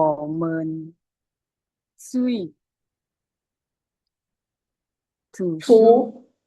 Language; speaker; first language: Chinese; non-native, learner; Lao